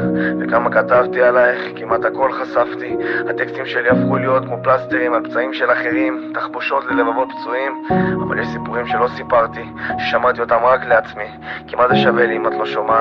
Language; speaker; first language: Hebrew; native; Hebrew